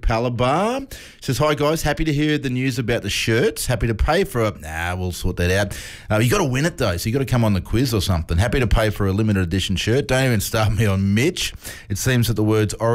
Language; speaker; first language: English; native; English